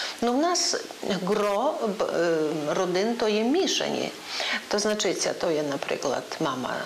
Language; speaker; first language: Ukrainian; non-native, local second language; Polish